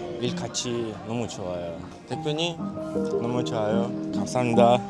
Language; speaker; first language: Korean; non-native, learner; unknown